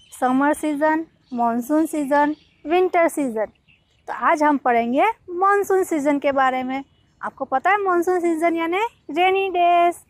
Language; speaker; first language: Hindi; non-native, local second language; Gujarati